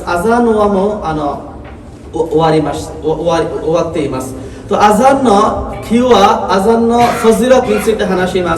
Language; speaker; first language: Japanese; non-native, learner; Bangla